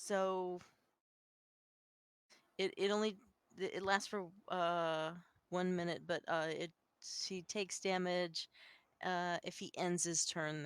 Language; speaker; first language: English; native; English